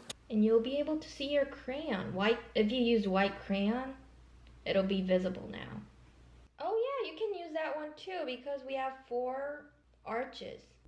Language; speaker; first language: English; early bilingual, other home language; Korean